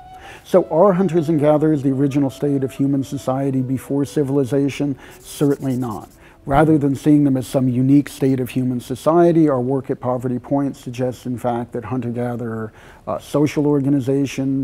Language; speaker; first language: English; native; English